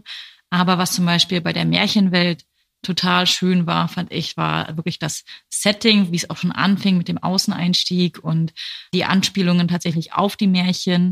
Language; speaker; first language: German; native; German